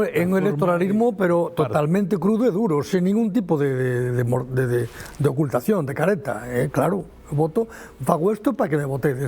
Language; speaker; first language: Galician; native; Galician